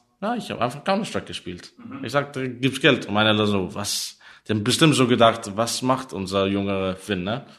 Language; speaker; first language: German; non-native, learner; Danish